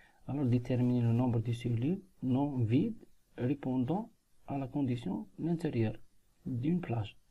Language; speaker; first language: French; non-native, local second language; Arabic